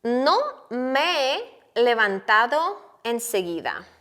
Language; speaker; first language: Spanish; non-native, fluent; Ukrainian